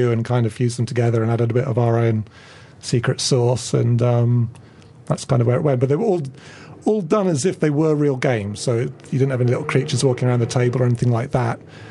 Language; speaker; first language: English; native; English